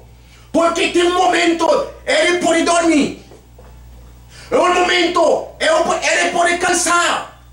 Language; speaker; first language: Portuguese; non-native, learner; Haitian Creole